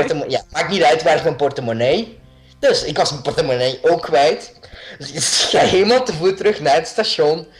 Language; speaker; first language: Dutch; native; Dutch